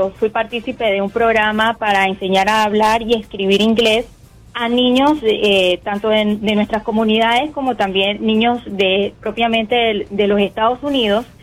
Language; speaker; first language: Spanish; native; Spanish